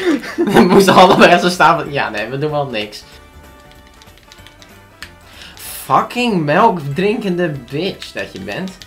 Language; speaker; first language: Dutch; native; Dutch